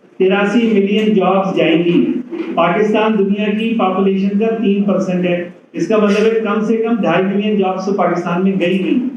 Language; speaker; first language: Urdu; native; Urdu